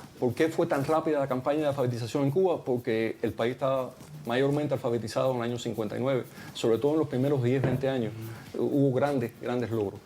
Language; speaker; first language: Spanish; early bilingual, heritage; Spanish